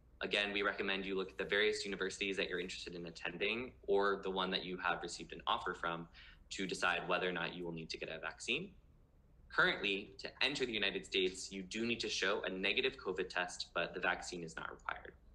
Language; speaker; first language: English; native; English